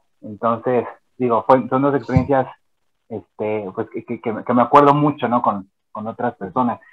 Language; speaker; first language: Spanish; native; Spanish